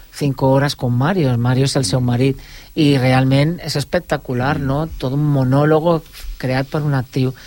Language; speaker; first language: Catalan; non-native, local second language; Spanish